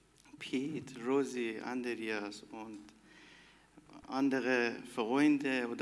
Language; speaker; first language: German; non-native, learner; Persian